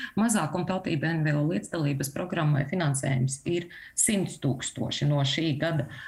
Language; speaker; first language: Latvian; non-native, local second language; Russian